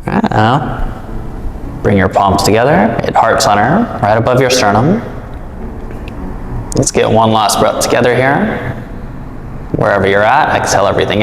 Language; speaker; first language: English; native; English